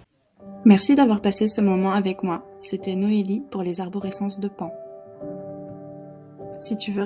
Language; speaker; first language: French; native; French